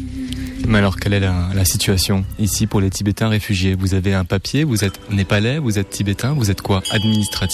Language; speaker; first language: French; native; French